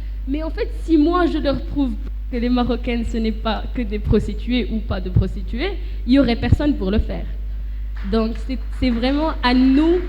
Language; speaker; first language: French; non-native, local second language; Arabic